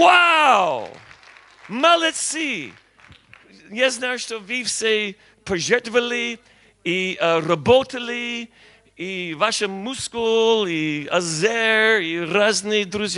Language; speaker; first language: Russian; non-native, learner; English